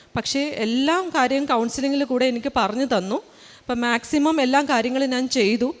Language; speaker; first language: Malayalam; early bilingual, heritage; Malayalam